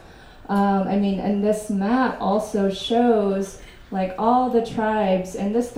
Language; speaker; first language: English; native; English